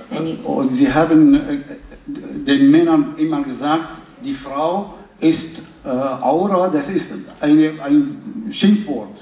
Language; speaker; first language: German; non-native, fluent; Arabic